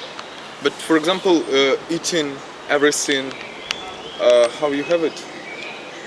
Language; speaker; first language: English; non-native, learner; German